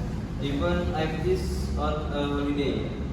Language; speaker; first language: English; non-native, learner; Indonesian